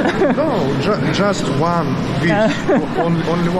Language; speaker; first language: English; non-native, learner; Russian